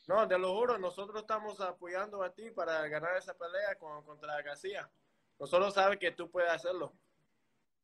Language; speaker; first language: Spanish; early bilingual, heritage; English